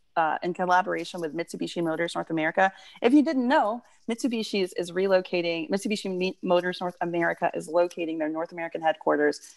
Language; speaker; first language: English; native; English